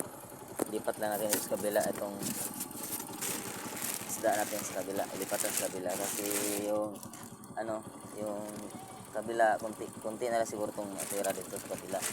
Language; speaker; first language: Filipino; non-native, local second language; Cebuano